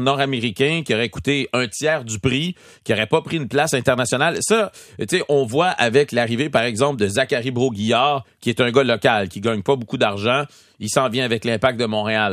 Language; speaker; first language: French; native; French